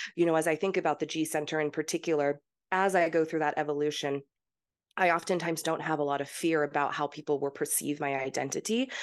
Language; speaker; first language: English; early bilingual, heritage; English